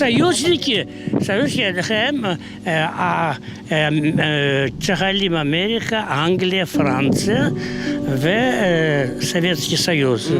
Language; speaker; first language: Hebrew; non-native, learner; Russian